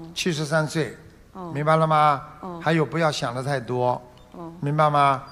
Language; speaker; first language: Chinese; non-native, local second language; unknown